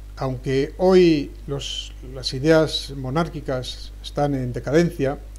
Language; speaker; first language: Spanish; native; Spanish